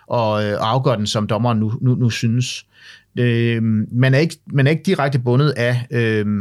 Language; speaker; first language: Danish; native; Danish